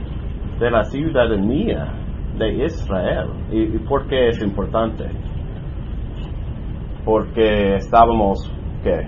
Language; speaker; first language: Spanish; non-native, learner; English